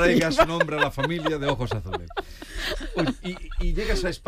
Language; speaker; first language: Spanish; native; Spanish